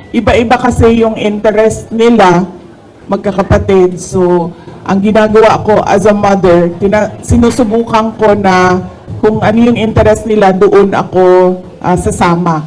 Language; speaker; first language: Filipino; non-native, local second language; Cebuano